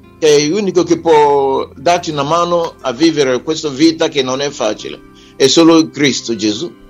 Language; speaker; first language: Italian; non-native, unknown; Igbo